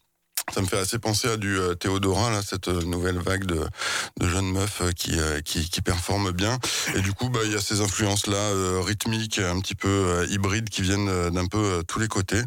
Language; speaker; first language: French; native; French